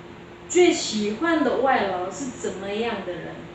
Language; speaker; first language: Chinese; non-native, learner; Indonesian